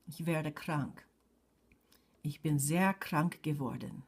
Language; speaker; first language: German; non-native, fluent; English